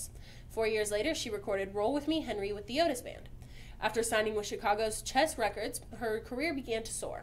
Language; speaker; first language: English; native; English